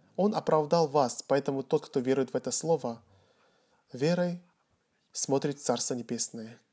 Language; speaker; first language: Russian; non-native, fluent; Korean